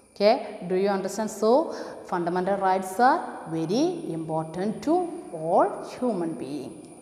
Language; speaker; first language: English; non-native, local second language; Malayalam